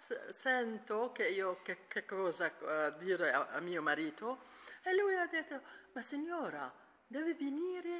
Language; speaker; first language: Italian; non-native, learner; Arabic